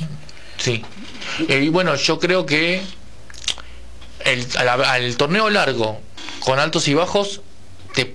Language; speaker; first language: Spanish; native; Spanish